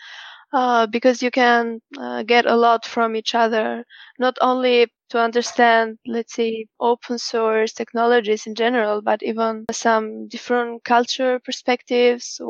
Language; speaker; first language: English; non-native, fluent; Albanian